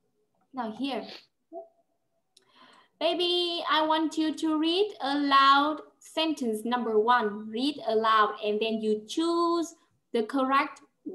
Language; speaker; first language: English; non-native, fluent; Vietnamese